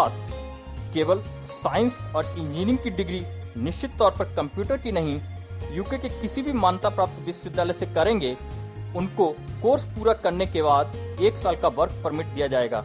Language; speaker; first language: Hindi; native; Hindi